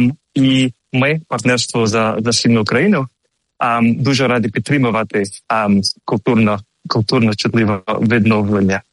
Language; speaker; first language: Ukrainian; non-native, learner; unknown